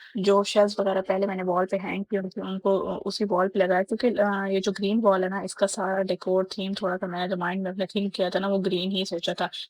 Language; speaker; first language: Urdu; native; Urdu